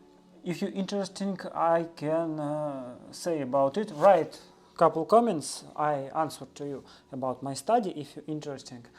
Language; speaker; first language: English; non-native, learner; Russian